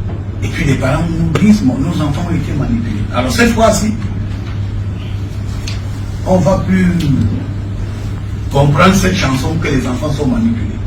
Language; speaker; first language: French; non-native, local second language; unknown